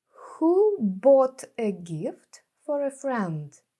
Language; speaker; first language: English; non-native, fluent; Ukrainian